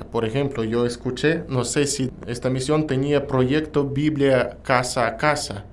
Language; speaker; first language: Spanish; non-native, learner; Russian